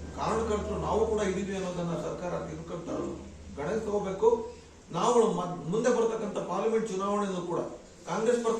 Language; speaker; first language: Kannada; non-native, local second language; Lambadi